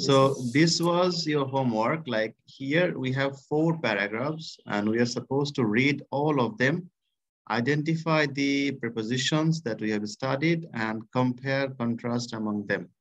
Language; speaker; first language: English; non-native, fluent; Bangla